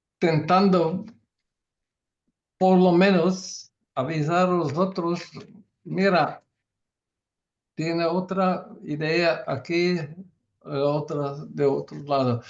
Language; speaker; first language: Spanish; non-native, learner; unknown